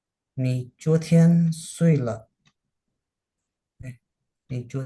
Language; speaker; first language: Chinese; non-native, learner; Indonesian